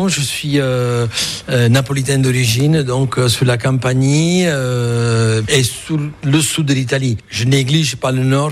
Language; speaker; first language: French; non-native, fluent; Italian